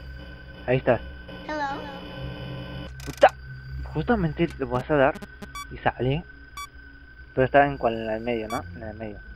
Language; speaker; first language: Spanish; native; Spanish